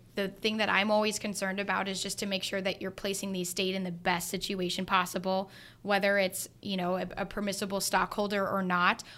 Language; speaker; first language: English; native; English